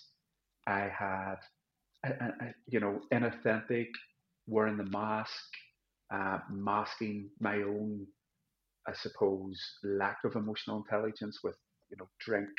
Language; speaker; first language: English; native; English